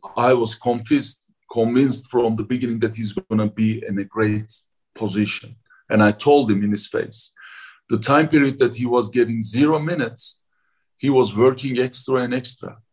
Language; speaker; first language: English; non-native, fluent; Turkish